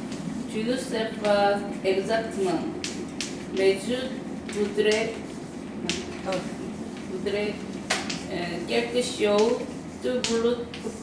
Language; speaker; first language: French; non-native, learner; Korean